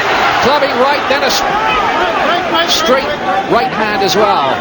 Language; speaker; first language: English; native; English